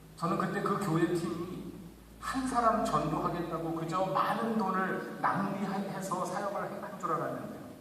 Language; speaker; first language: Korean; native; Korean